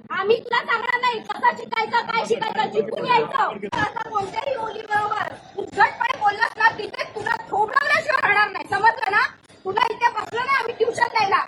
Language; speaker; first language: Marathi; native; Marathi